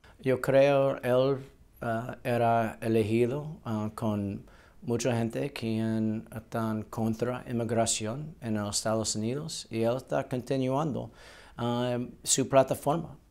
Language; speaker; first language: Spanish; non-native, learner; English